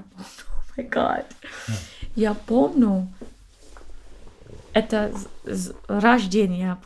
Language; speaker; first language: Russian; non-native, learner; English